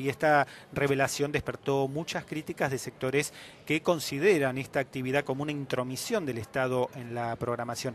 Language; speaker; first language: Spanish; native; Spanish